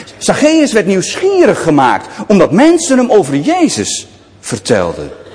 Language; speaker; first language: Dutch; native; Dutch